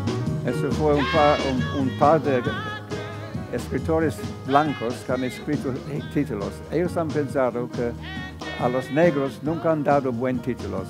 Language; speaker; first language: Spanish; non-native, fluent; English